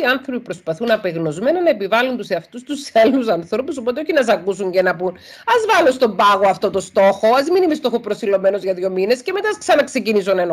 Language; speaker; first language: Greek; native; Greek